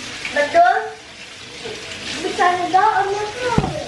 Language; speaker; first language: Turkish; early bilingual, heritage; Turkish